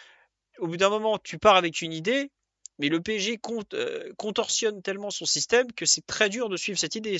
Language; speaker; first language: French; native; French